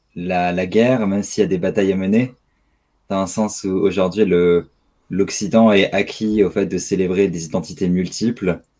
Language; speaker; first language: French; native; French